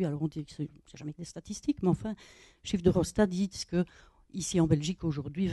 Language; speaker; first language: French; native; French